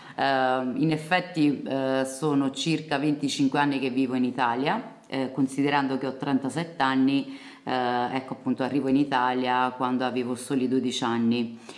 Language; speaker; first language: Italian; early bilingual, other home language; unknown